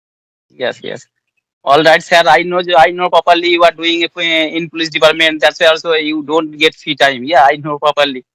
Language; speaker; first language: English; non-native, learner; Bangla